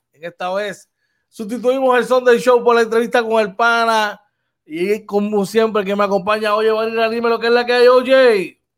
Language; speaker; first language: Spanish; native; Spanish